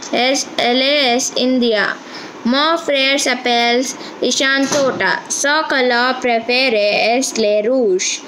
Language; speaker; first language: French; non-native, learner; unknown